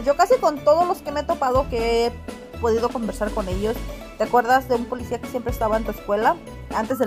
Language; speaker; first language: Spanish; native; Spanish